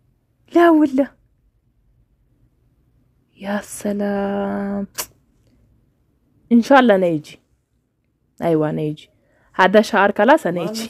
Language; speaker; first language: Arabic; non-native, learner; Oromo